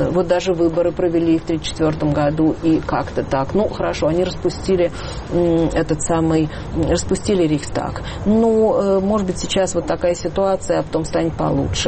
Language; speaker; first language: Russian; native; Russian